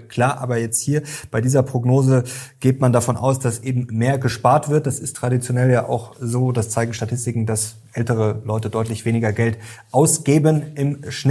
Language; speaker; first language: German; native; German